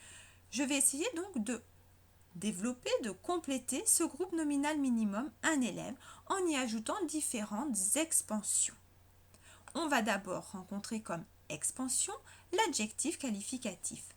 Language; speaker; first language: French; native; French